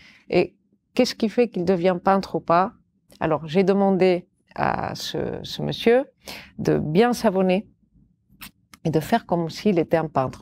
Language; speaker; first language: French; non-native, fluent; Catalan